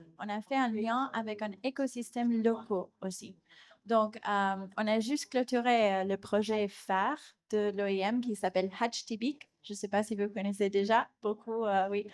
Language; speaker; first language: French; non-native, fluent; Spanish